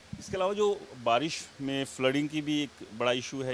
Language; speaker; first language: Hindi; native; Hindi